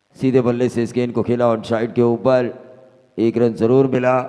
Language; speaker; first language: Hindi; non-native, local second language; Marathi